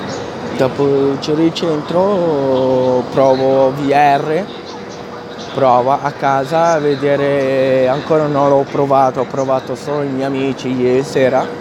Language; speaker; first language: Italian; non-native, fluent; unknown